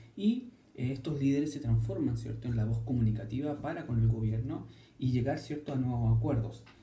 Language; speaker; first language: Spanish; native; Spanish